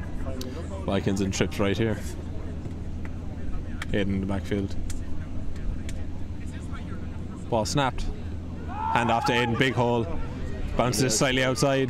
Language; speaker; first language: English; native; English